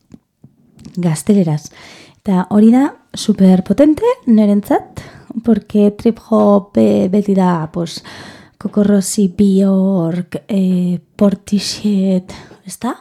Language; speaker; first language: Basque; non-native, learner; Spanish